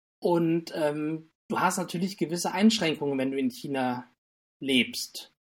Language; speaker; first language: German; native; German